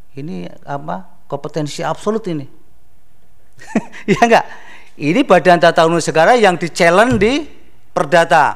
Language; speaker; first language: Indonesian; native; Indonesian